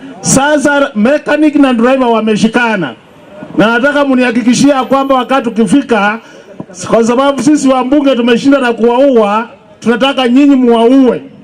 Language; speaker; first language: Swahili; non-native, local second language; Kikuyu